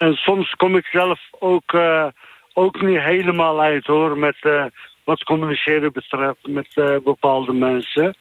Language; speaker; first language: Dutch; non-native, fluent; Turkish